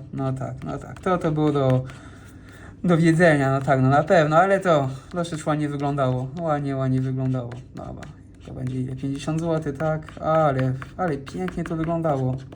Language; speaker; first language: Polish; non-native, fluent; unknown